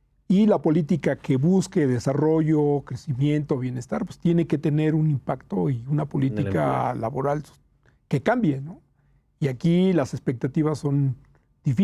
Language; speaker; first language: Spanish; native; Spanish